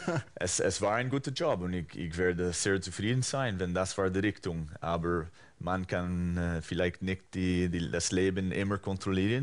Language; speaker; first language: German; non-native, fluent; English